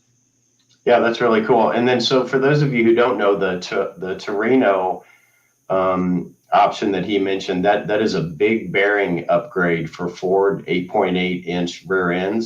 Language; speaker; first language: English; native; English